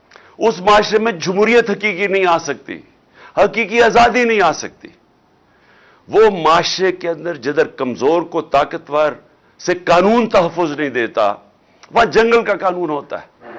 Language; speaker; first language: Urdu; native; Urdu